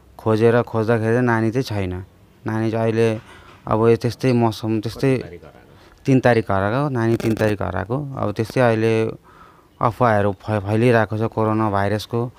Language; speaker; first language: Nepali; native; Nepali